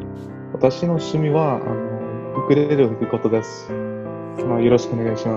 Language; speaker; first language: Japanese; non-native, learner; English